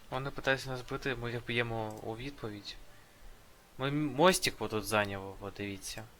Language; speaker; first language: Ukrainian; non-native, local second language; Russian